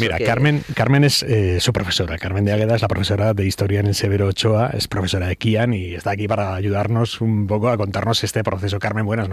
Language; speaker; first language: Spanish; native; Spanish